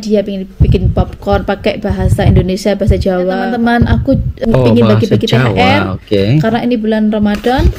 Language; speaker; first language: Indonesian; non-native, local second language; Javanese